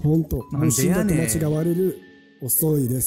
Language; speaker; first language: Japanese; non-native, fluent; Arabic